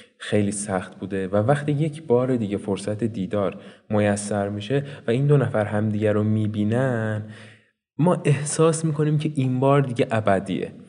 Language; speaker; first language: Persian; native; Persian